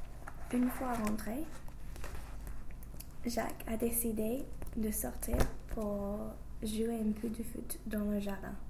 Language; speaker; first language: French; non-native, fluent; English